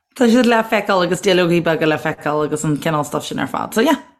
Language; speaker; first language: Irish; native; Irish